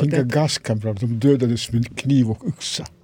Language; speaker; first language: Swedish; non-native, fluent; Serbian